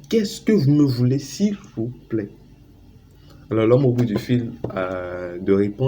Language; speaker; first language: French; native; French